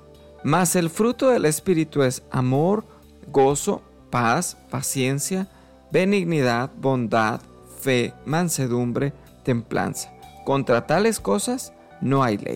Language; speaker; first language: Spanish; native; Spanish